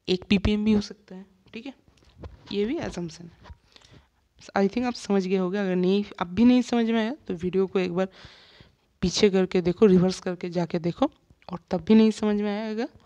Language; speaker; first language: Hindi; non-native, local second language; Bangla